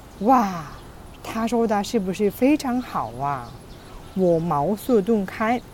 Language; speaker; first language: Chinese; non-native, fluent; Japanese